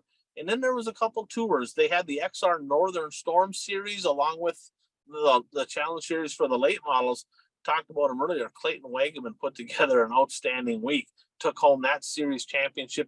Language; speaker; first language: English; native; English